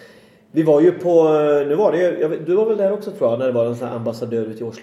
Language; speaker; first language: Swedish; native; Swedish